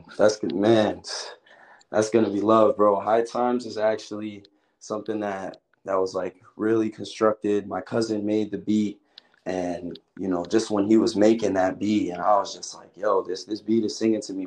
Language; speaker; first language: English; native; English